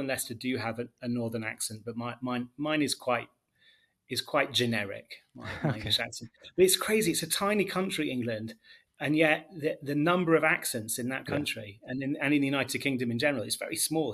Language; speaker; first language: English; native; English